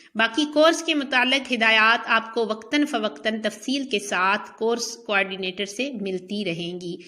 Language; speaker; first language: Urdu; native; Urdu